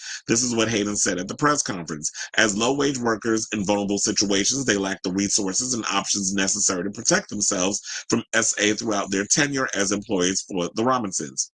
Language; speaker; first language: English; native; English